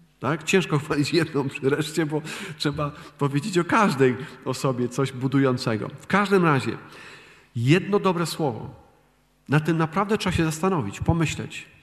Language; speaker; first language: Polish; native; Polish